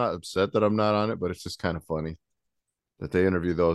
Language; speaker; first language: English; native; English